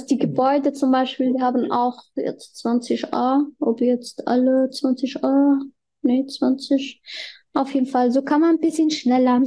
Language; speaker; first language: German; non-native, fluent; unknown